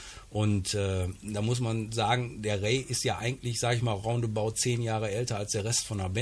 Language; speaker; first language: German; native; German